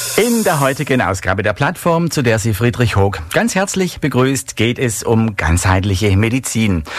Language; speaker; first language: German; native; German